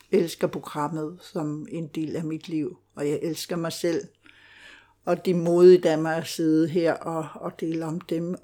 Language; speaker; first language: Danish; non-native, local second language; Kalaallisut